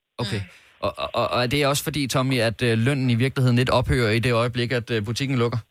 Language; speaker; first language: Danish; native; Danish